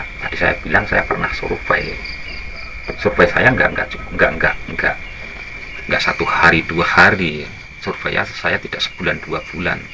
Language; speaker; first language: Indonesian; non-native, local second language; Javanese